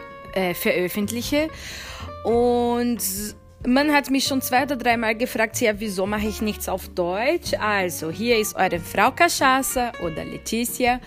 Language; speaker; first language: German; non-native, fluent; Portuguese